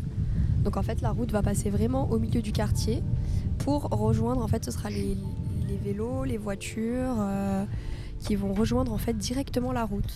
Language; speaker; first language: French; native; French